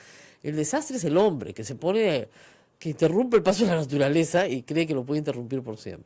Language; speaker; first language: Spanish; native; Spanish